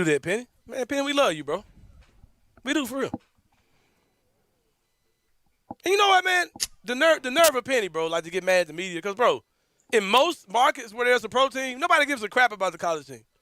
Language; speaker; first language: English; native; English